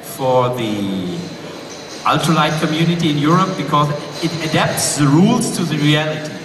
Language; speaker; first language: English; non-native, fluent; German